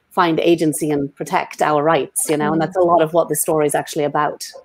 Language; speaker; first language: English; native; English